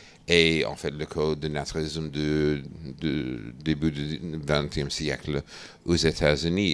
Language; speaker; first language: French; non-native, fluent; English